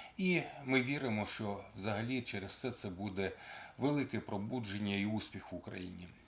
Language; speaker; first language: Ukrainian; native; Ukrainian